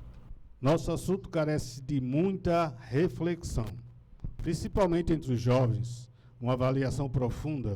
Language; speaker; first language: Portuguese; native; Portuguese